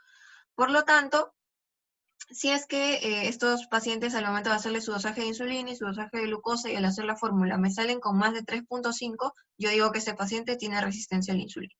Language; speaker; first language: Spanish; native; Spanish